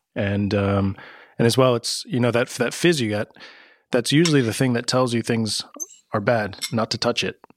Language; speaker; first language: English; native; English